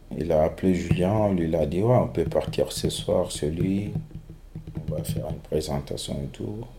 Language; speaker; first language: French; non-native, local second language; Fula